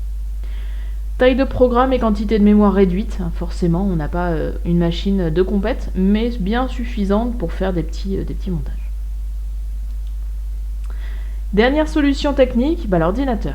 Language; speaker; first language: French; native; French